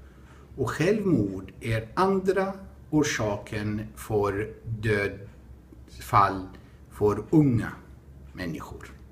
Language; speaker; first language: Swedish; non-native, fluent; Arabic